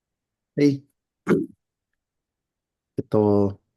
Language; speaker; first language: Japanese; non-native, learner; English